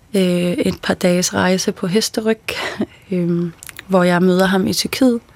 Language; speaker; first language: Danish; early bilingual, other home language; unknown